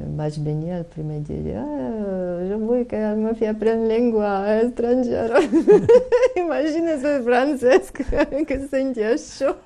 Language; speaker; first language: Catalan; non-native, fluent; Ukrainian